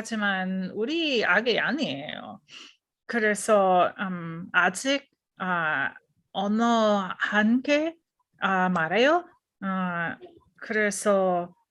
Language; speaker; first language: Korean; non-native, learner; English